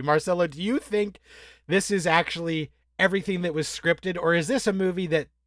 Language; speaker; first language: English; native; English